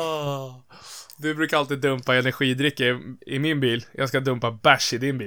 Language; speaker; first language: Swedish; native; Swedish